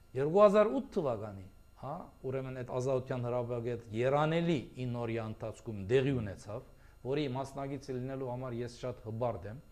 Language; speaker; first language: Armenian; early bilingual, heritage; Armenian